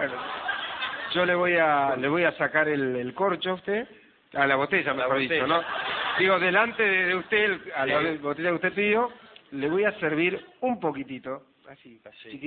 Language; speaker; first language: Spanish; native; Spanish